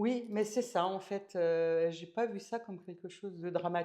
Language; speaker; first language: French; native; French